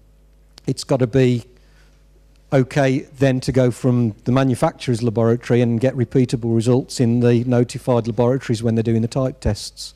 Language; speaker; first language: English; native; English